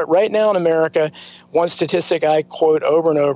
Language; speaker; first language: English; native; English